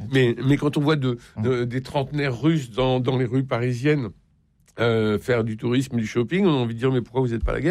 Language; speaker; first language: French; native; French